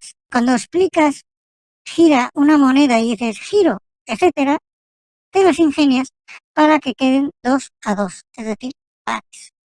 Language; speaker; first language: Spanish; native; Spanish